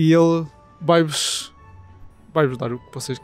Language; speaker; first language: Portuguese; native; Portuguese